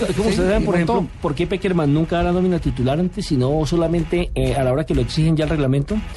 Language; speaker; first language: Spanish; native; Spanish